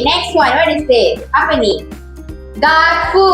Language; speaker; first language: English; non-native, local second language; Malay